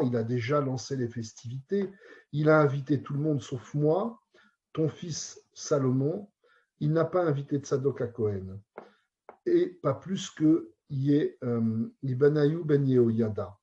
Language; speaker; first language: French; native; French